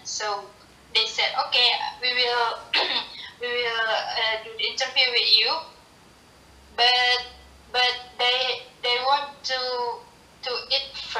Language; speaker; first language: English; non-native, learner; Indonesian